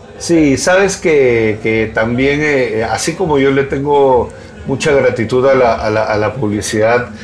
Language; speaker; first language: Spanish; native; Spanish